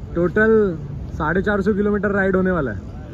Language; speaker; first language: Hindi; non-native, local second language; Marathi